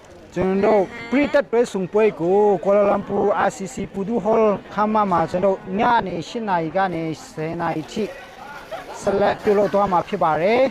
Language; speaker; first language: Burmese; non-native, local second language; Hakha Chin